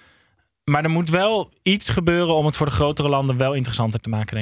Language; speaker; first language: Dutch; native; Dutch